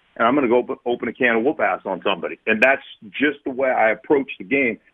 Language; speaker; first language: English; native; English